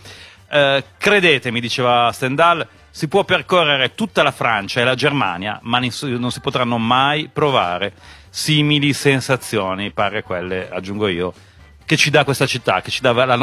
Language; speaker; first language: Italian; native; Italian